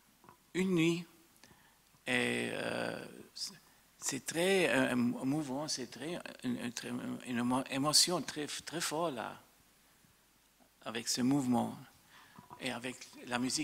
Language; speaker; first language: French; non-native, fluent; German